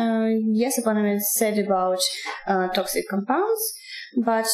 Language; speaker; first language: English; non-native, learner; Russian